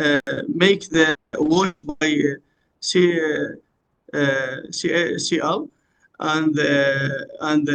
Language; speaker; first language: English; non-native, learner; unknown